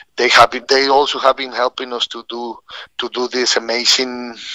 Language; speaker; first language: English; non-native, fluent; Spanish